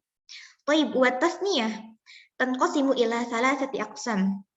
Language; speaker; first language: Arabic; non-native, learner; Indonesian